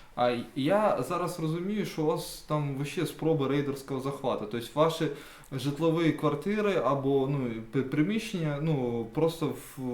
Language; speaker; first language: Ukrainian; non-native, local second language; Russian